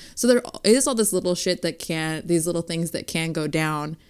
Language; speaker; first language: English; native; English